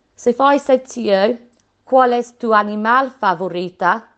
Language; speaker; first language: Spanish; non-native, fluent; English